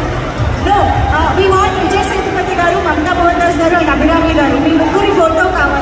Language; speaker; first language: Telugu; native; Telugu